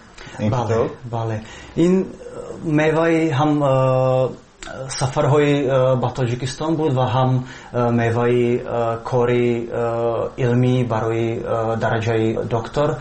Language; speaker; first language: Persian; non-native, fluent; Czech